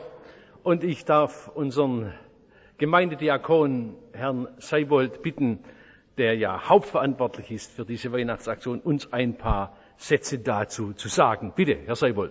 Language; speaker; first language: German; native; German